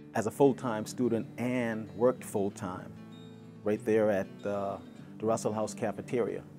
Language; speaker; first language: English; native; English